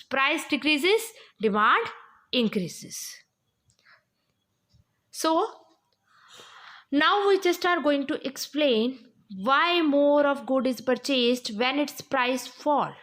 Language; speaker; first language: English; non-native, local second language; Hindi